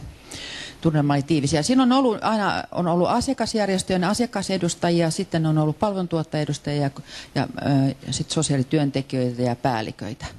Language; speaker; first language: Finnish; native; Finnish